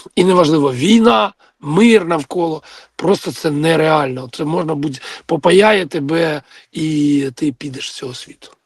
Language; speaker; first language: Ukrainian; non-native, local second language; Russian